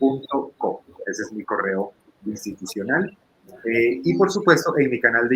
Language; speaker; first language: Spanish; native; Spanish